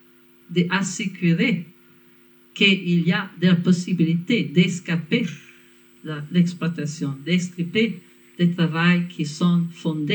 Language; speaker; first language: French; non-native, fluent; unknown